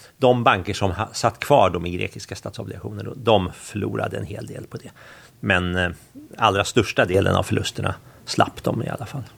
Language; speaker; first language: Swedish; native; Swedish